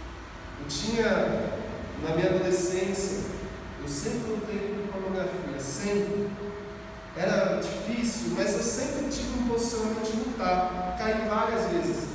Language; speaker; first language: Portuguese; native; Portuguese